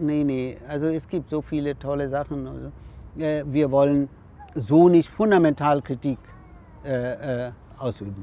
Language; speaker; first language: German; non-native, fluent; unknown